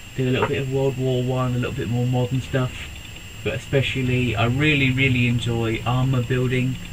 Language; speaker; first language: English; native; English